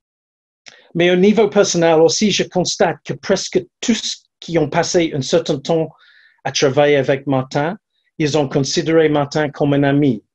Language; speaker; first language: French; non-native, fluent; English